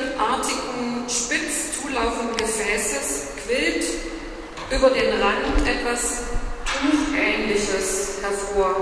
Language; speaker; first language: German; native; German